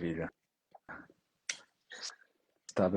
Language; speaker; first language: Portuguese; native; Portuguese